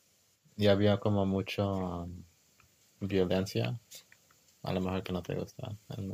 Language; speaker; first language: Spanish; early bilingual, heritage; English